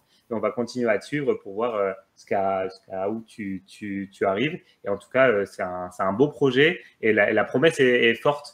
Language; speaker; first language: French; native; French